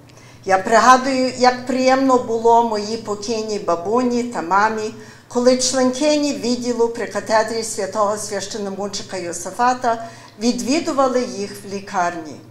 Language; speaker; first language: Ukrainian; early bilingual, heritage; Ukrainian